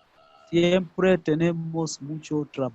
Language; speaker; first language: Spanish; non-native, learner; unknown